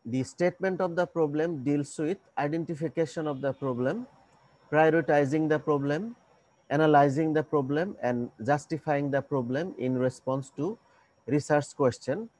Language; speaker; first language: English; non-native, local second language; Bangla